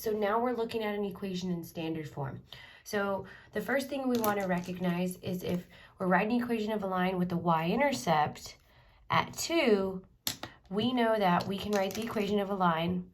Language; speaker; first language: English; native; English